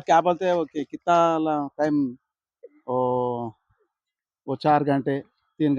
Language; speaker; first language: Hindi; non-native, local second language; Telugu